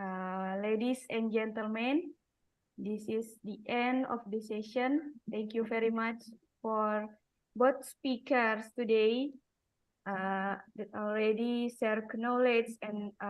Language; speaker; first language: English; non-native, learner; Indonesian